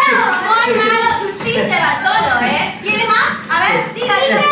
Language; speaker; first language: Spanish; native; Spanish